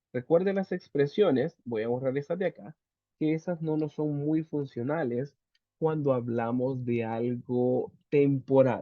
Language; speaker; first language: Spanish; native; Spanish